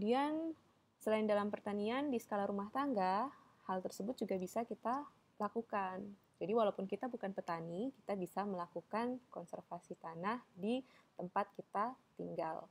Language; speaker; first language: Indonesian; native; Indonesian